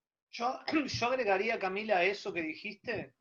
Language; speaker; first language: Spanish; native; Spanish